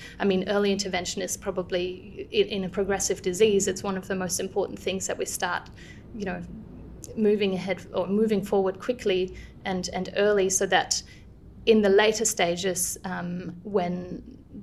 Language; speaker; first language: English; non-native, fluent; German